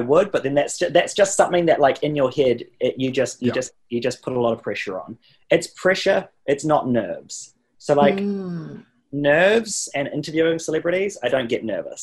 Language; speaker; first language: English; native; English